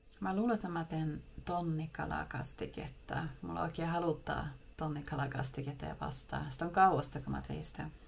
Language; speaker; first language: Finnish; early bilingual, heritage; Finnish